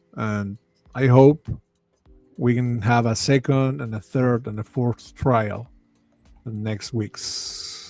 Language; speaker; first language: English; non-native, fluent; Spanish